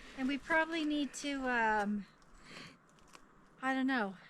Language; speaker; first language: English; native; English